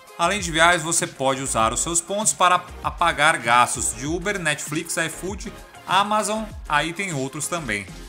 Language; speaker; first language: Portuguese; native; Portuguese